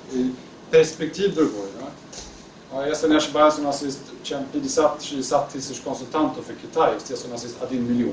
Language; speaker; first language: Russian; non-native, learner; Swedish